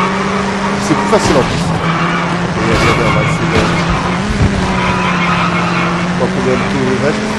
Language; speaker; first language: French; native; French